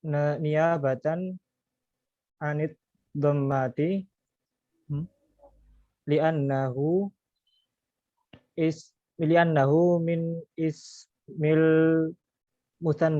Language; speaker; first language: Arabic; non-native, learner; Indonesian